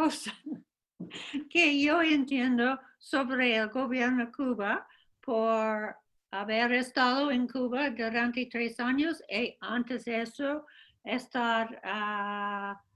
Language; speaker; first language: Spanish; non-native, fluent; English